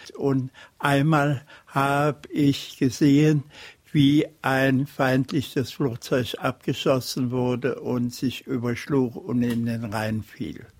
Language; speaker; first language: German; native; German